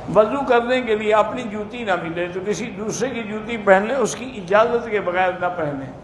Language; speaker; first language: Urdu; early bilingual, heritage; Urdu